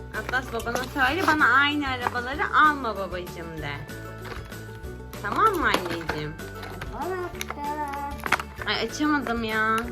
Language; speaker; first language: Turkish; native; Turkish